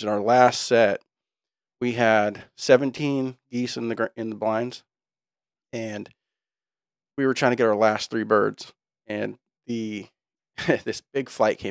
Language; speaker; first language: English; native; English